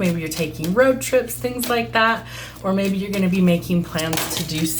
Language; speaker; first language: English; native; English